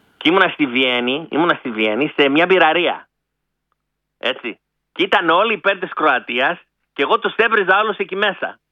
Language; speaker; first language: Greek; early bilingual, heritage; Greek